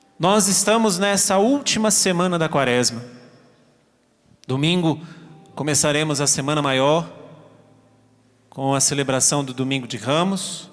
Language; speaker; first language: Portuguese; native; Portuguese